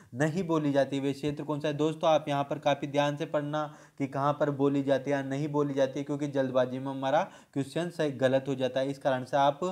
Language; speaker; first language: Hindi; native; Hindi